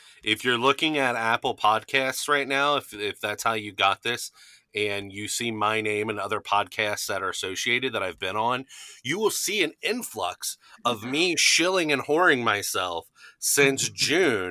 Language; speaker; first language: English; native; English